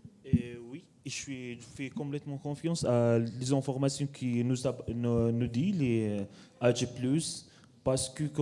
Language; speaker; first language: French; non-native, learner; Arabic